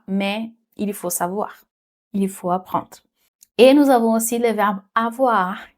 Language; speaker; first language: French; non-native, fluent; Portuguese